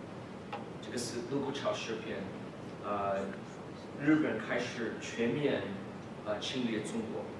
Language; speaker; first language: Chinese; early bilingual, heritage; English